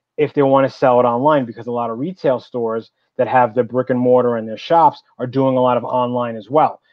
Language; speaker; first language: English; native; English